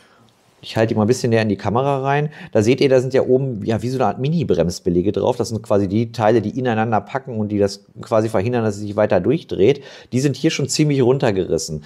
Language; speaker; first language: German; native; German